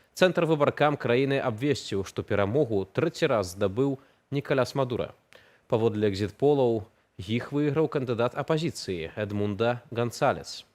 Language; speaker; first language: Belarusian; native; Belarusian